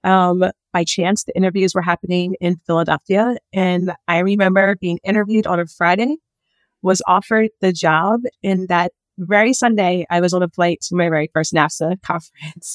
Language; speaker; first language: English; native; English